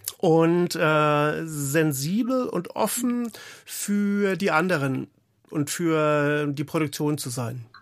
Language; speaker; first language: German; native; German